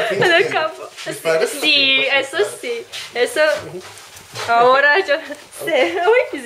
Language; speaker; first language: Spanish; non-native, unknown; Russian